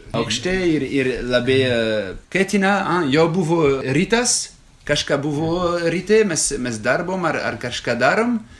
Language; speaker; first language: Lithuanian; non-native, fluent; French